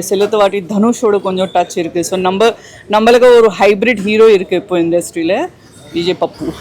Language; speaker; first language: Tamil; non-native, fluent; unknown